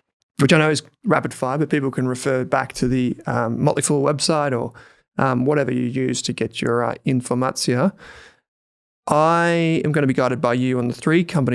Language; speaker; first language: English; native; English